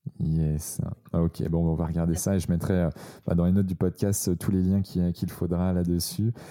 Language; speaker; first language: French; native; French